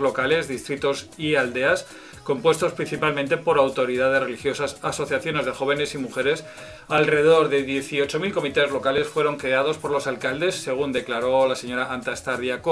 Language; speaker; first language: Spanish; native; Spanish